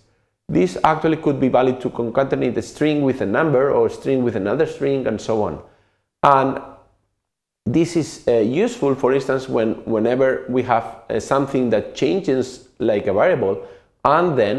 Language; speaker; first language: English; non-native, fluent; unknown